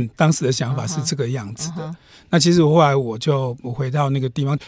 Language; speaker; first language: Chinese; native; Chinese